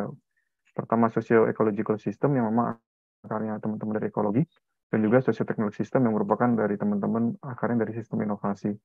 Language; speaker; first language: Indonesian; native; Indonesian